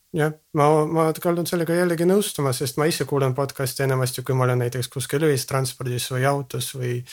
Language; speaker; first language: Estonian; non-native, local second language; Russian